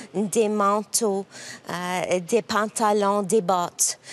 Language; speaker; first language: French; non-native, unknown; English